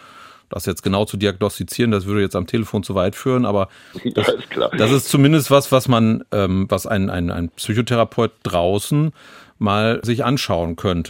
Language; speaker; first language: German; native; German